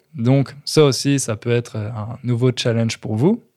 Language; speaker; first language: French; native; French